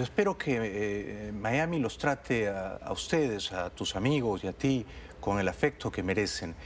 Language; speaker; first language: Spanish; native; Spanish